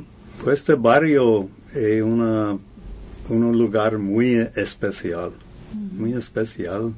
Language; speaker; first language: Spanish; non-native, fluent; English